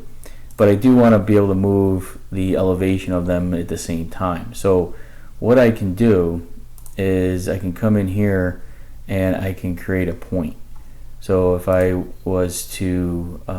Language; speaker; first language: English; native; English